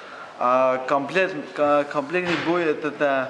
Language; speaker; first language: Russian; non-native, learner; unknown